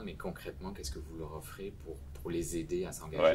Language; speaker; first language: French; native; French